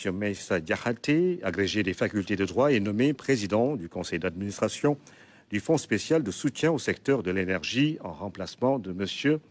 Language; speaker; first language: French; non-native, local second language; Wolof